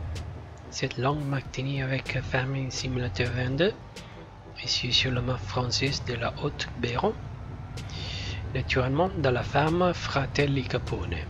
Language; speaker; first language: French; non-native, fluent; Italian